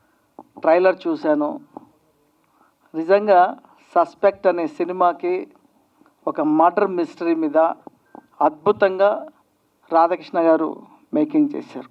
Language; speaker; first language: Telugu; native; Telugu